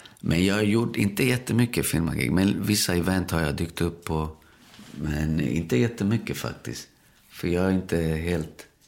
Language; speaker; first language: Swedish; early bilingual, other home language; Spanish